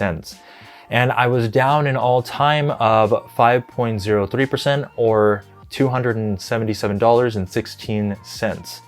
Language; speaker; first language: English; native; English